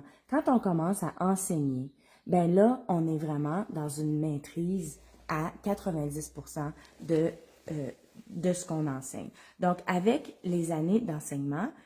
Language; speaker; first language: French; native; French